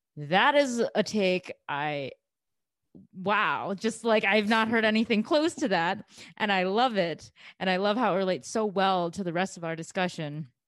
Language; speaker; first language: English; native; English